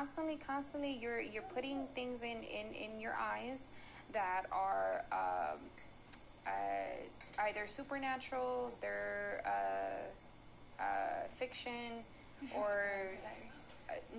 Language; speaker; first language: English; early bilingual, other home language; Spanish